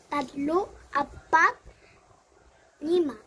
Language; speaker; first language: Filipino; non-native, learner; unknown